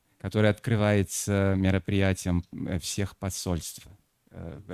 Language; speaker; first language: Russian; non-native, fluent; Portuguese